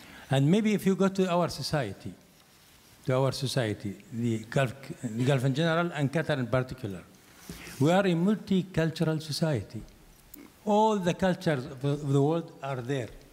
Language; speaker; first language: English; non-native, fluent; Arabic